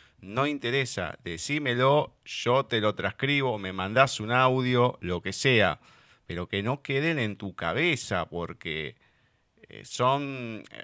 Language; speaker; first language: Spanish; native; Spanish